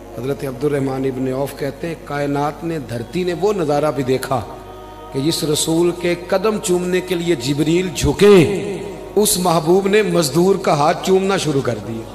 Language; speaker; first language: Urdu; non-native, local second language; Punjabi